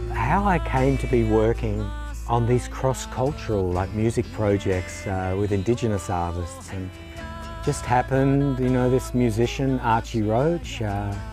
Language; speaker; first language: English; native; English